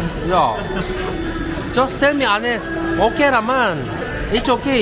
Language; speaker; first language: English; non-native, learner; Korean